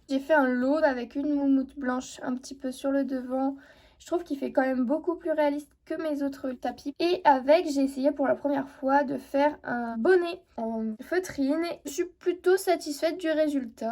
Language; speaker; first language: French; native; French